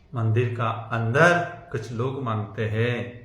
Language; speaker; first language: Hindi; non-native, local second language; Bangla